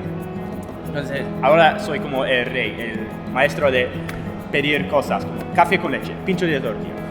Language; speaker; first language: Spanish; non-native, fluent; English